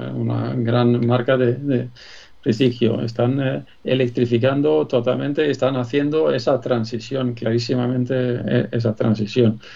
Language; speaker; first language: Spanish; non-native, fluent; Swedish